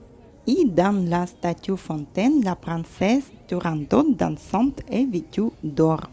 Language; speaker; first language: French; non-native, fluent; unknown